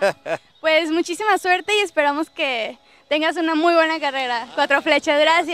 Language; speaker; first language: Spanish; native; Spanish